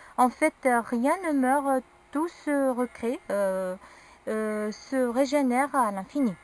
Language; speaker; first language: French; non-native, local second language; Arabic